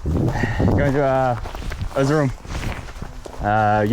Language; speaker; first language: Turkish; non-native, learner; English